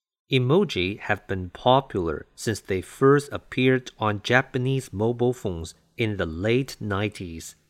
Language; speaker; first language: English; non-native, fluent; Chinese